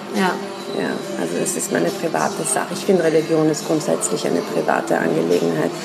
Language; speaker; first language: German; early bilingual, other home language; Persian